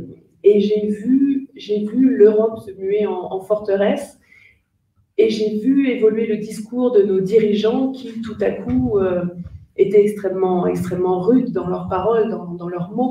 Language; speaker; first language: French; native; French